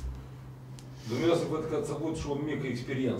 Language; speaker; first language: Romanian; non-native, local second language; Russian